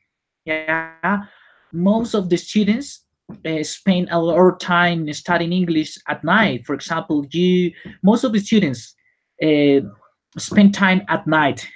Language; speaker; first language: English; non-native, learner; Spanish